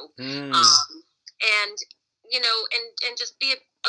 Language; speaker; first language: English; native; English